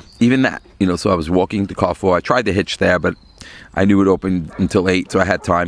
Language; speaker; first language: English; native; English